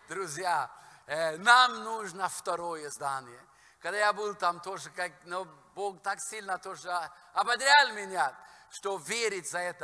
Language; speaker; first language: Russian; non-native, fluent; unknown